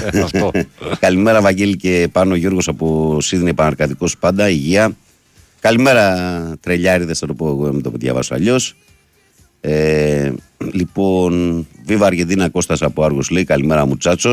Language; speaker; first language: Greek; native; Greek